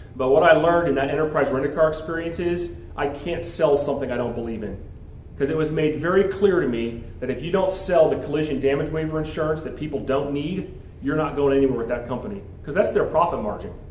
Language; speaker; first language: English; native; English